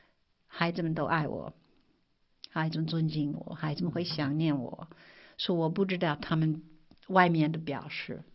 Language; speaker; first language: Chinese; non-native, fluent; English